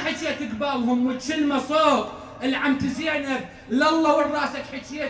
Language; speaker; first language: Arabic; native; Arabic